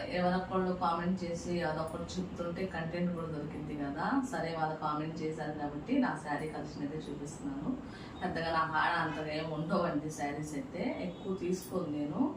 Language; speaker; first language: Telugu; non-native, local second language; Urdu